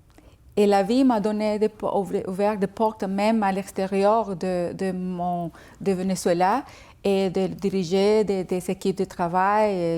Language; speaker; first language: French; non-native, fluent; Spanish